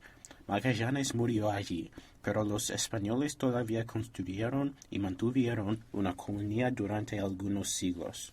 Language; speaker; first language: Spanish; non-native, learner; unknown